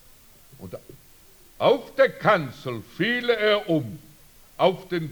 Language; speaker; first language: German; early bilingual, heritage; German